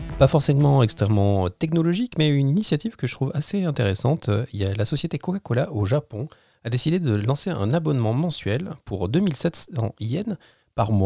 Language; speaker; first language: French; native; French